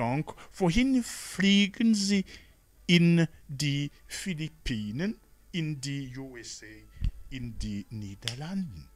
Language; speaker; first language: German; non-native, learner; Rundi